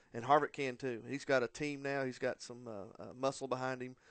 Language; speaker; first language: English; native; English